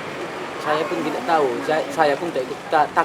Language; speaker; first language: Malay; non-native, local second language; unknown